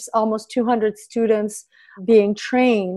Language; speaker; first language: English; early bilingual, other home language; Spanish